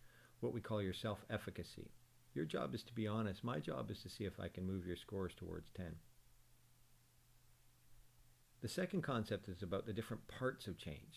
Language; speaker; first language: English; native; English